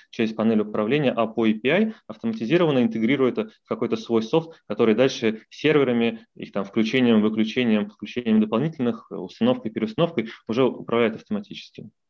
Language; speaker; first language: Russian; native; Russian